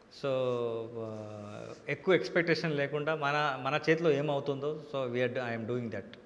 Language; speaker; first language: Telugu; non-native, learner; Kannada